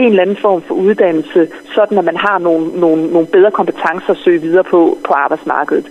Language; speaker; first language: Danish; native; Danish